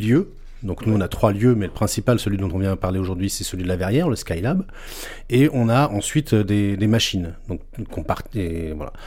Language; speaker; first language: French; native; French